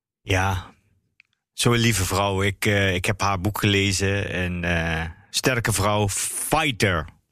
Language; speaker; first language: Dutch; early bilingual, other home language; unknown